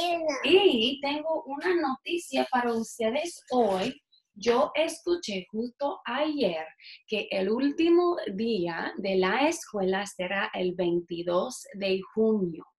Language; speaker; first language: Spanish; non-native, fluent; English